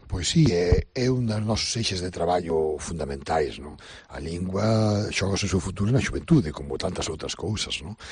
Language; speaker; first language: Galician; native; Galician